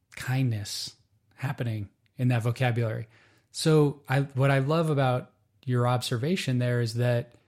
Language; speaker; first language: English; native; English